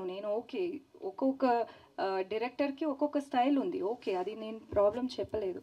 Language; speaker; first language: Telugu; non-native, learner; Tamil